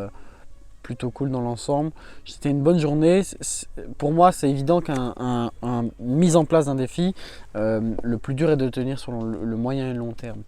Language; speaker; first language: French; native; French